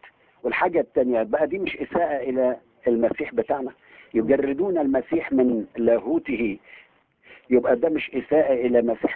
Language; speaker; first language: Arabic; native; Arabic